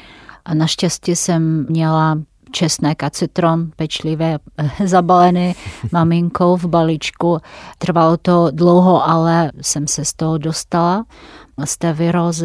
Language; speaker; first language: Czech; non-native, fluent; Russian